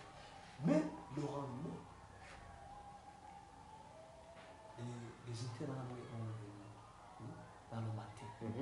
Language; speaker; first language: French; non-native, learner; Kinyarwanda